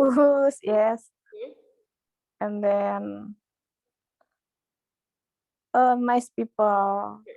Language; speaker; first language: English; non-native, learner; Indonesian